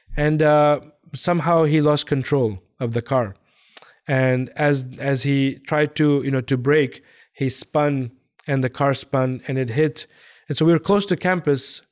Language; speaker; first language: English; early bilingual, other home language; Hindi